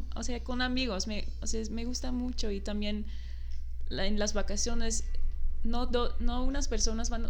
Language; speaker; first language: Spanish; non-native, fluent; Dutch